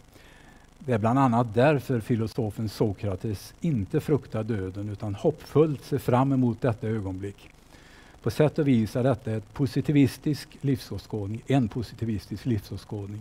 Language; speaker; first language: Swedish; native; Swedish